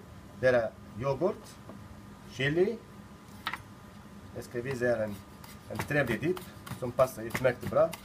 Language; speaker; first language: Swedish; non-native, learner; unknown